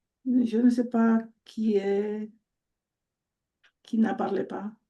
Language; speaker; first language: French; non-native, learner; Romanian